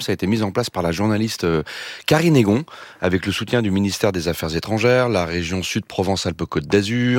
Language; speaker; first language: French; native; French